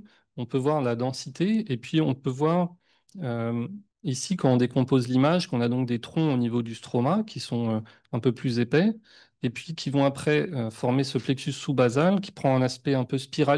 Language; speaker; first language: French; native; French